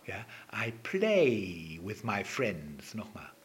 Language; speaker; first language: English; non-native, fluent; German